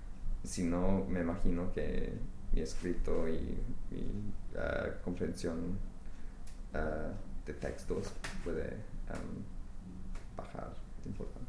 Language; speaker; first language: Spanish; non-native, fluent; English